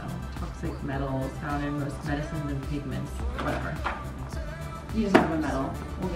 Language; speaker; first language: English; native; English